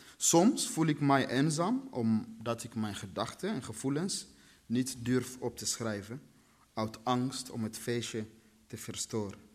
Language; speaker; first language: Dutch; early bilingual, other home language; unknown